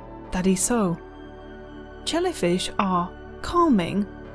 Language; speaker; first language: English; non-native, fluent; Czech